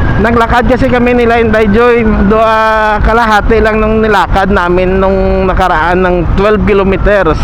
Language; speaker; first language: Filipino; non-native, local second language; Hiligaynon